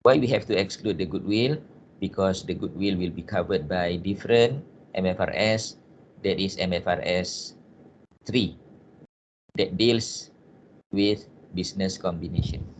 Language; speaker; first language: English; non-native, local second language; Malay